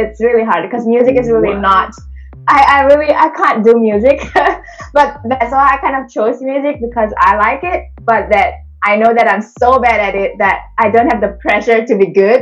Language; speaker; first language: English; early bilingual, other home language; Indonesian